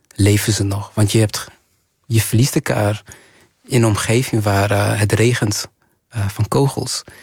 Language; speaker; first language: Dutch; early bilingual, other home language; Kinyarwanda